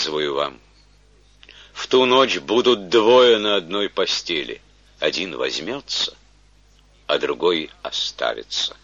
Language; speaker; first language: Russian; native; Russian